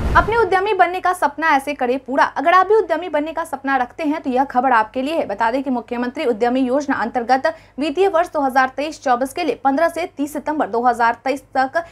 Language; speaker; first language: Hindi; native; Hindi